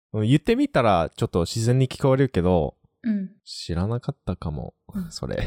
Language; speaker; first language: Japanese; non-native, fluent; English